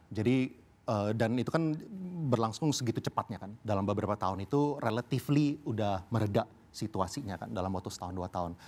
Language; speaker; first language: Indonesian; early bilingual, heritage; Indonesian